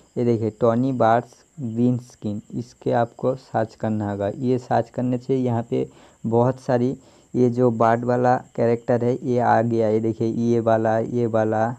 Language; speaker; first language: Hindi; non-native, local second language; Bangla